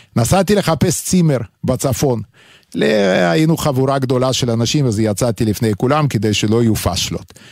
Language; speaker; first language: Hebrew; non-native, fluent; Yiddish